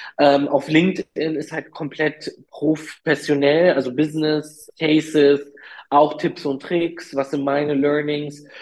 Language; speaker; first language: German; early bilingual, other home language; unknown